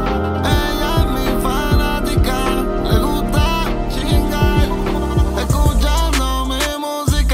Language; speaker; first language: Spanish; native; Spanish